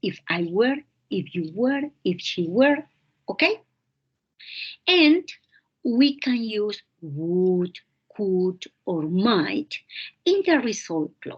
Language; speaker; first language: English; non-native, fluent; Spanish